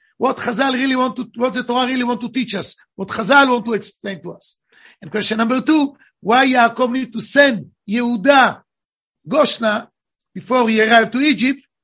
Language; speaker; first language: English; non-native, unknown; Hebrew